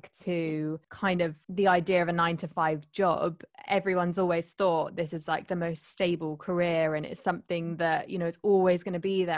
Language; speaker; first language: English; native; English